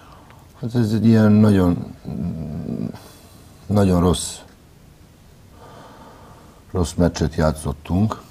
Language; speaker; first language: Hungarian; non-native, fluent; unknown